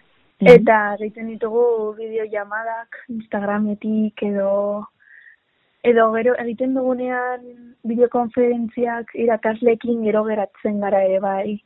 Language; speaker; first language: Basque; non-native, local second language; Spanish